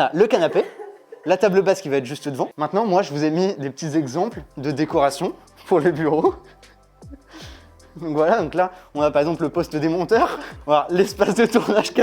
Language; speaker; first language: French; native; French